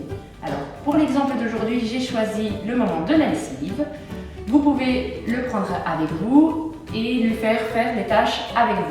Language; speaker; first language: French; native; French